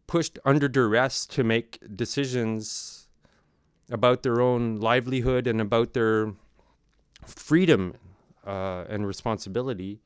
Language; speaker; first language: English; non-native, fluent; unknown